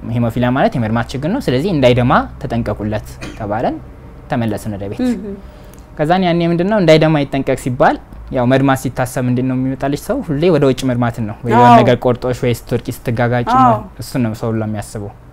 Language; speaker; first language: Amharic; native; Amharic